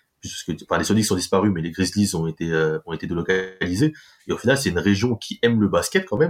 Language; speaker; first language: French; native; French